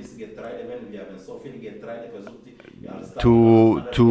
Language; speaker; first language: German; non-native, fluent; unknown